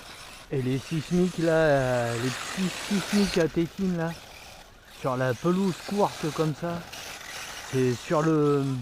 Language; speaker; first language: French; native; French